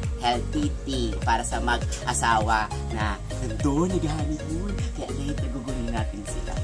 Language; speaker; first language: Filipino; non-native, local second language; Bikol